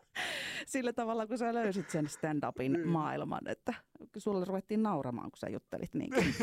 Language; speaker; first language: Finnish; native; Finnish